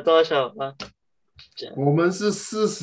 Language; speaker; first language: Chinese; early bilingual, heritage; Chinese